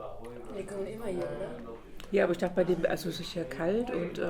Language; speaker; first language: German; native; German